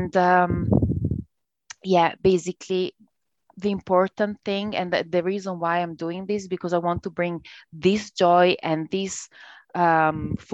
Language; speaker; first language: English; non-native, fluent; Italian